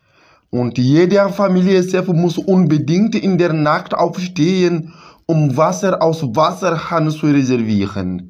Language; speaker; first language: German; non-native, fluent; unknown